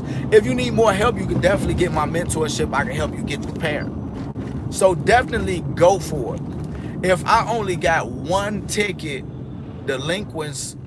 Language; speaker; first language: English; native; English